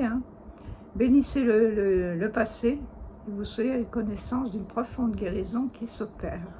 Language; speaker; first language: French; native; French